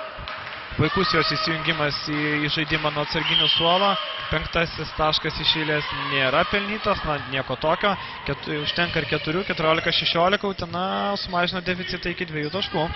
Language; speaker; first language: Lithuanian; native; Lithuanian